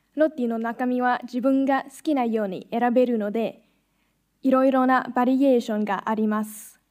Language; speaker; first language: Japanese; non-native, fluent; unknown